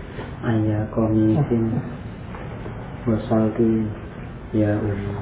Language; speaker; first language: Arabic; non-native, learner; Indonesian